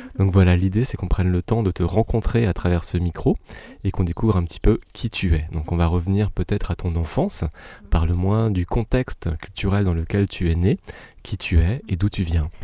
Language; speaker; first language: French; native; French